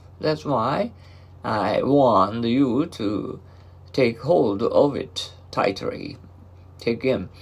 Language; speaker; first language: English; non-native, fluent; Japanese